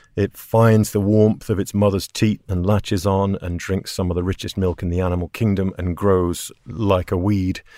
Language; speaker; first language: English; native; English